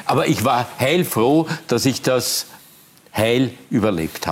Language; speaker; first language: German; native; German